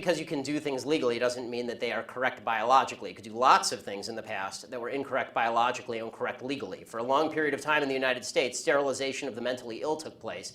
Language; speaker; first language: English; native; English